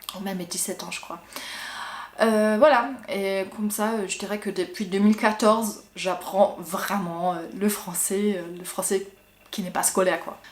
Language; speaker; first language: French; non-native, fluent; German